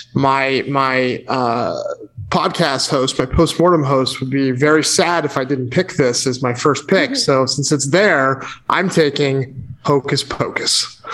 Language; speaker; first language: English; native; English